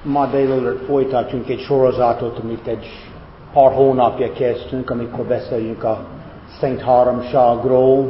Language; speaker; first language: Hungarian; non-native, fluent; English